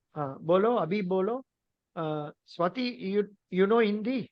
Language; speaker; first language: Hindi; non-native, local second language; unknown